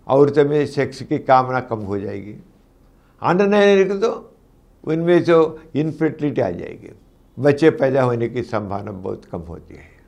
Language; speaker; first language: Hindi; non-native, local second language; Telugu